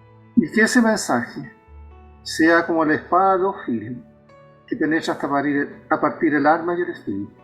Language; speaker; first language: Spanish; native; Spanish